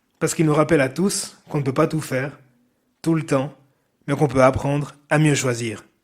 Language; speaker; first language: French; native; French